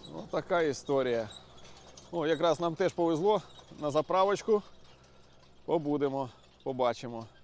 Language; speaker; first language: Ukrainian; non-native, local second language; Russian